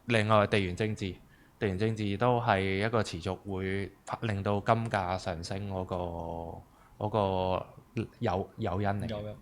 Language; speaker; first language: Cantonese; native; Cantonese